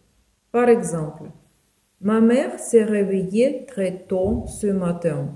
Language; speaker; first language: French; non-native, fluent; Ukrainian